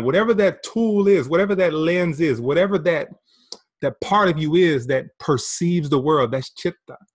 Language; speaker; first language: English; native; English